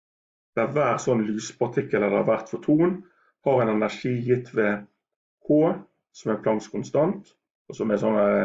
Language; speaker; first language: Norwegian; native; Norwegian